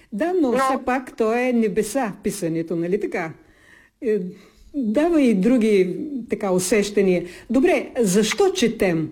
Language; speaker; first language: Bulgarian; native; Bulgarian